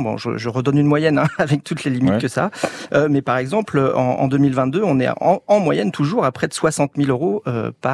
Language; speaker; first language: French; native; French